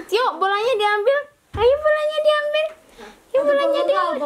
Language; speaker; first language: Turkish; non-native, learner; Indonesian